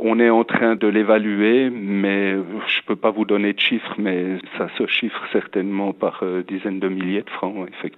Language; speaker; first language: French; native; French